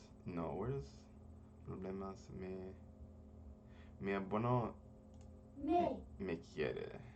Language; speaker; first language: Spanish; early bilingual, heritage; English